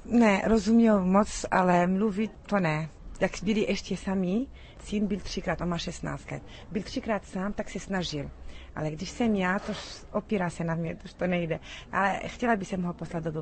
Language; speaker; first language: Czech; early bilingual, heritage; Arabic